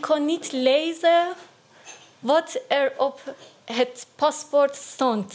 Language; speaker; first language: Dutch; non-native, learner; Persian